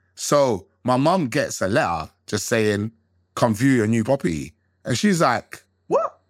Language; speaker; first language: English; early bilingual, other home language; Krio